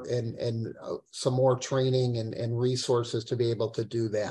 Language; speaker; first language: English; native; English